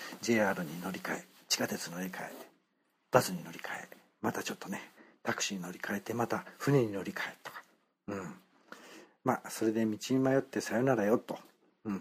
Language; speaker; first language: Japanese; native; Japanese